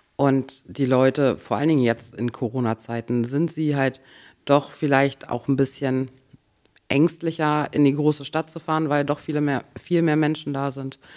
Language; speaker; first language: German; native; German